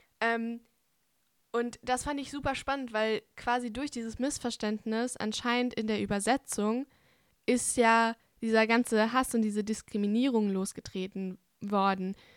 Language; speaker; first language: German; native; German